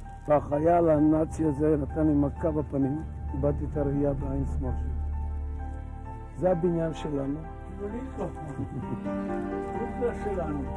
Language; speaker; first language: Hebrew; non-native, fluent; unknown